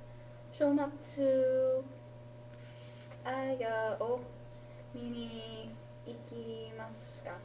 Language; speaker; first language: Japanese; non-native, learner; English